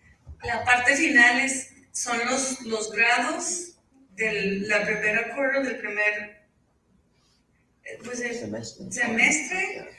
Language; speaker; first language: Spanish; early bilingual, heritage; Spanish